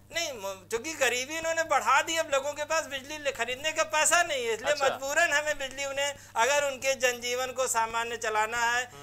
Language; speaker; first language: Hindi; native; Hindi